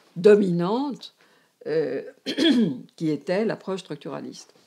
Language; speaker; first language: French; native; French